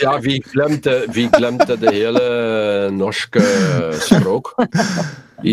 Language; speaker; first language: Norwegian; non-native, fluent; Polish